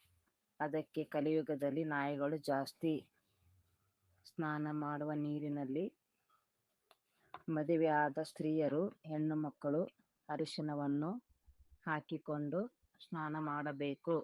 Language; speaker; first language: Kannada; native; Kannada